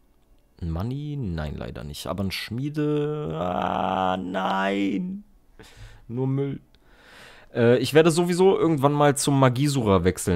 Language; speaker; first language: German; native; German